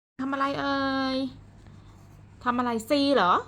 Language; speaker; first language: Thai; native; Thai